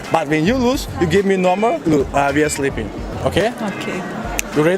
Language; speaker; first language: English; non-native, learner; Turkish